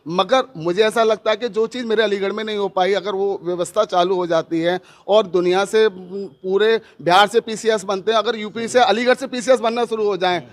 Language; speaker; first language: Hindi; native; Hindi